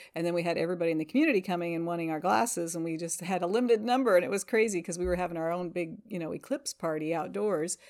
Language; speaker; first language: English; native; English